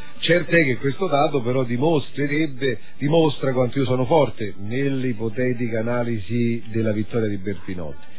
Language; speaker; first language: Italian; native; Italian